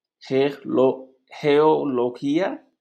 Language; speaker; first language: Spanish; non-native, learner; English